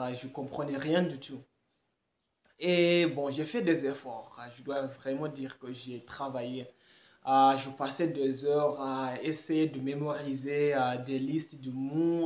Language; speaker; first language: French; non-native, fluent; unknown